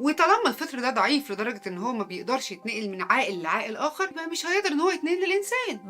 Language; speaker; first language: Arabic; native; Arabic